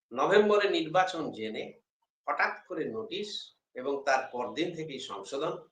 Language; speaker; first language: Bangla; native; Bangla